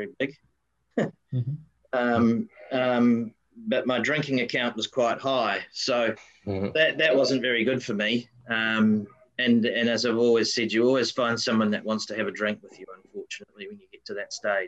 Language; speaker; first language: English; native; English